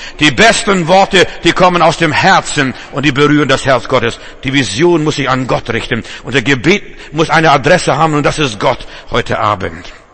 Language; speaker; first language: German; non-native, fluent; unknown